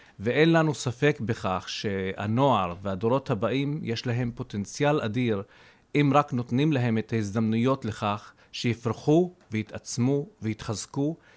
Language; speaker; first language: Hebrew; non-native, local second language; Arabic